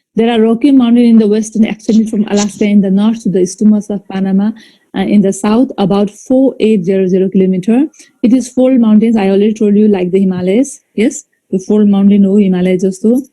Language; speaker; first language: English; non-native, local second language; Nepali